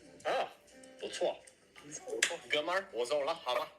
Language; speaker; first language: Chinese; non-native, fluent; English